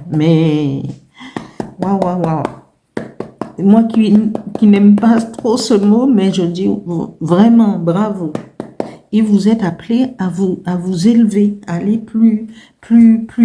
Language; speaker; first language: French; native; French